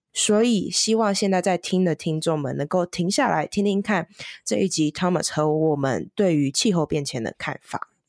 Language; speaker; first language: Chinese; native; Chinese